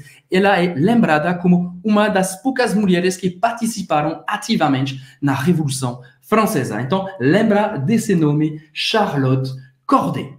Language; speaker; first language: Portuguese; non-native, fluent; French